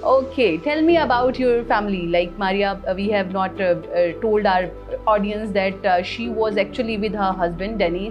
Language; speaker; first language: English; non-native, fluent; Urdu